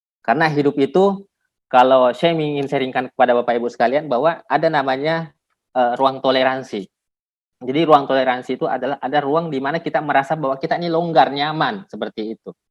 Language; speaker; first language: Indonesian; non-native, local second language; Buginese